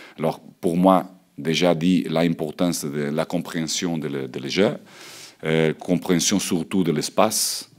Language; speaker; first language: French; non-native, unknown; Portuguese